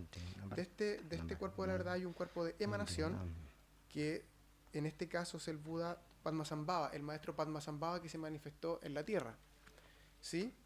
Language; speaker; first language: Spanish; native; Spanish